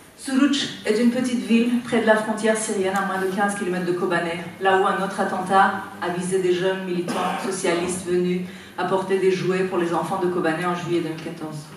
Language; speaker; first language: French; non-native, fluent; Persian